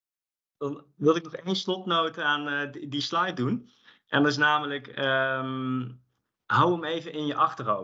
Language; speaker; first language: Dutch; native; Dutch